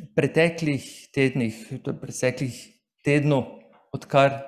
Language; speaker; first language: Slovenian; native; Slovenian